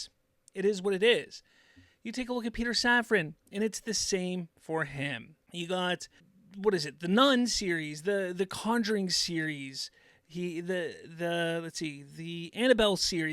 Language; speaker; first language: English; native; English